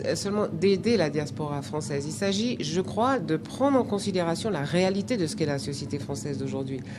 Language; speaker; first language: French; native; French